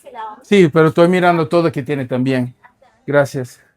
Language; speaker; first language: Spanish; non-native, learner; English